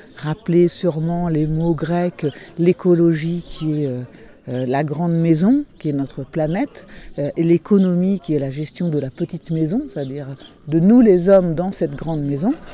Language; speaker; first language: French; non-native, fluent; Portuguese